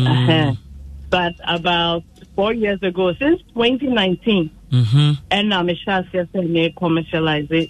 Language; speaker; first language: English; non-native, local second language; Akan